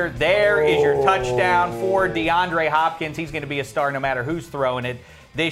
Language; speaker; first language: English; native; English